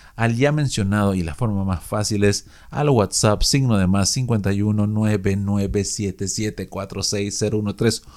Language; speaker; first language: Spanish; native; Spanish